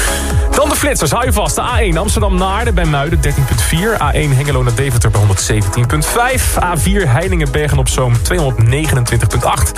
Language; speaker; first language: Dutch; native; Dutch